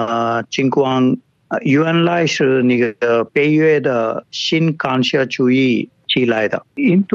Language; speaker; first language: Chinese; non-native, fluent; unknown